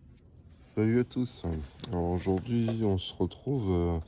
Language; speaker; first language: French; native; French